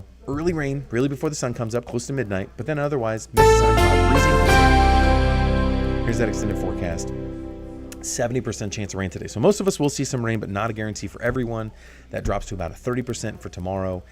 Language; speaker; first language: English; native; English